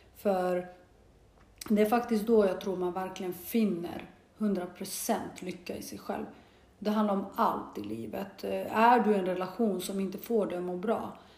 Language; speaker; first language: Swedish; early bilingual, other home language; Bosnian